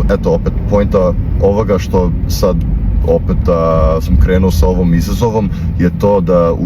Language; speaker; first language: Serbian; early bilingual, heritage; Serbian